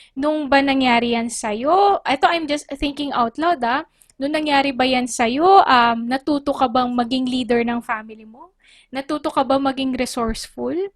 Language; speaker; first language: Filipino; native; Filipino